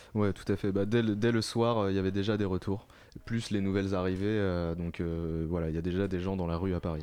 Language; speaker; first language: French; native; French